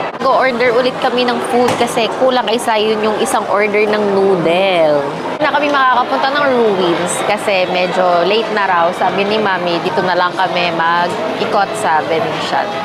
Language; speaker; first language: Filipino; native; Filipino